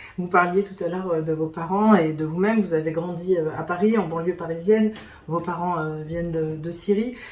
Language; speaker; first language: French; native; French